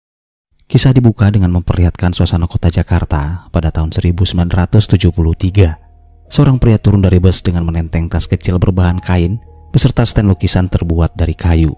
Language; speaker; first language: Indonesian; native; Indonesian